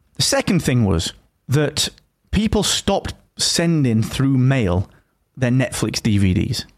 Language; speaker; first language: English; native; English